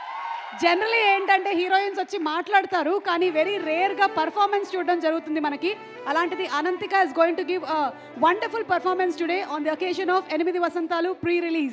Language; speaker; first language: Telugu; native; Telugu